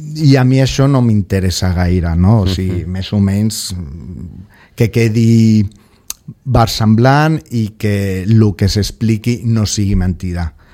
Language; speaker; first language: Catalan; non-native, local second language; Spanish